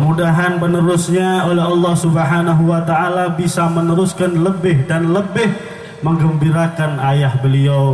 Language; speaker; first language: Indonesian; non-native, local second language; Javanese